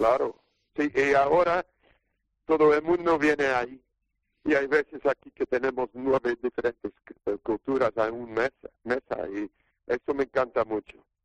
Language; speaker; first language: Spanish; non-native, learner; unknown